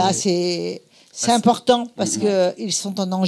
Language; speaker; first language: French; native; French